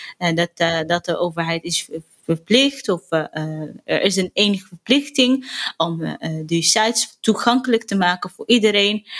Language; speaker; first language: Dutch; non-native, fluent; Arabic